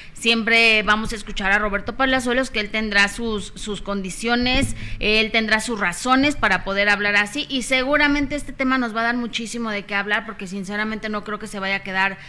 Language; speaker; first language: Spanish; native; Spanish